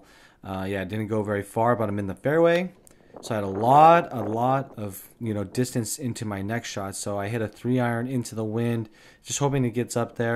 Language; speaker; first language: English; native; English